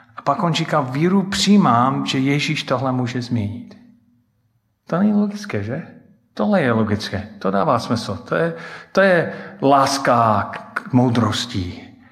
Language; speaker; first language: Czech; non-native, fluent; English